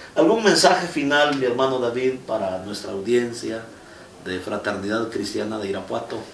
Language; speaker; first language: Spanish; native; Spanish